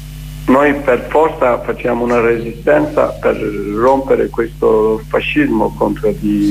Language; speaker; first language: Italian; non-native, learner; Kurdish